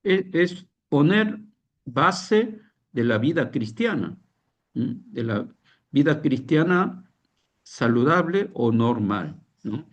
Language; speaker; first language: Spanish; non-native, fluent; Korean